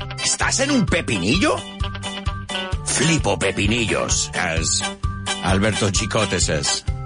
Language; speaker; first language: Spanish; early bilingual, heritage; Spanish